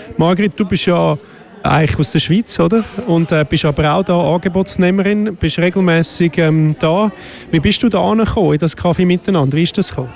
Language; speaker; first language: German; native; German